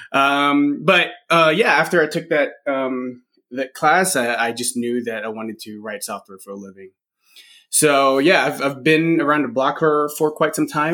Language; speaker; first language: English; non-native, local second language; Filipino